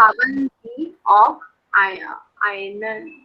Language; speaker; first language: German; non-native, learner; Marathi